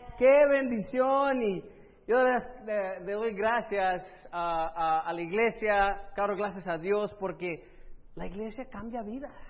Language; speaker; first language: Spanish; early bilingual, other home language; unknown